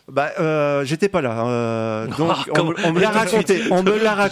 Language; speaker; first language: French; native; French